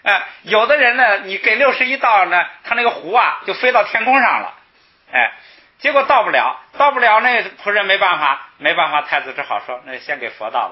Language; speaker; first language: Chinese; native; Chinese